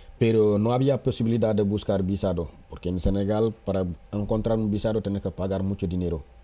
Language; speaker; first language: Spanish; non-native, fluent; Wolof